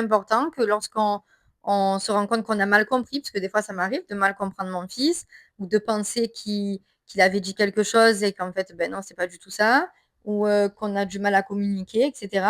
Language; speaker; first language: French; native; French